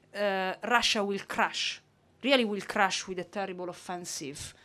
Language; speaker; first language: English; non-native, fluent; Italian